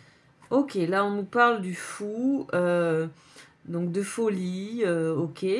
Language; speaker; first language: French; native; French